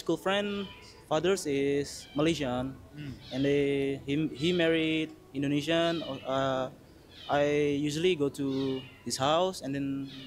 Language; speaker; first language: English; non-native, fluent; Indonesian